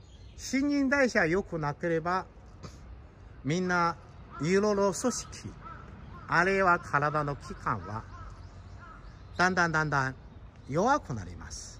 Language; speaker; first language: Japanese; non-native, fluent; Chinese